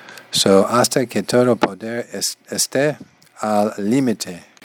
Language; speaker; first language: Spanish; non-native, learner; English